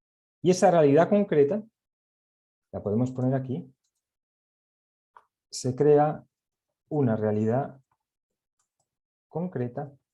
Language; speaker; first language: Spanish; native; Spanish